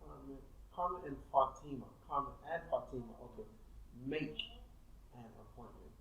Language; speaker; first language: English; non-native, fluent; Thai